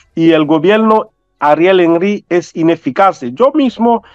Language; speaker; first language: Spanish; non-native, fluent; Haitian Creole